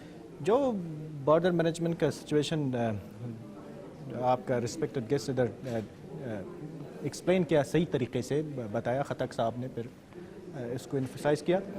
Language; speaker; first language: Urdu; non-native, fluent; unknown